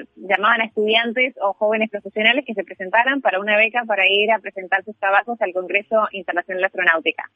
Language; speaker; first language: Spanish; native; Spanish